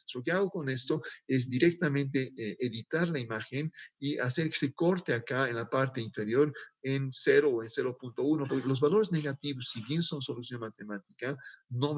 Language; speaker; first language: Spanish; native; Spanish